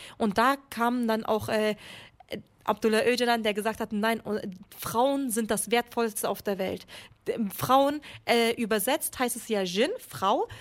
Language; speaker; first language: German; early bilingual, other home language; Kurdish